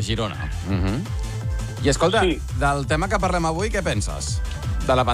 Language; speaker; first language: Catalan; native; Catalan